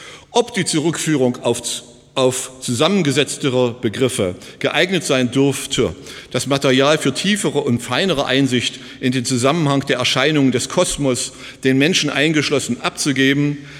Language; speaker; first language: German; native; German